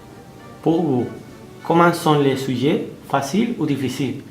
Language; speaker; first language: French; non-native, learner; Spanish